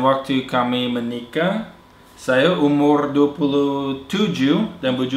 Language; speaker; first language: Indonesian; non-native, fluent; English